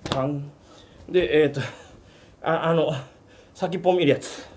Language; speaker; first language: Japanese; native; Japanese